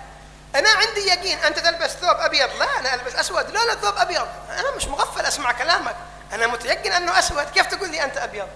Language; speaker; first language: Arabic; native; Arabic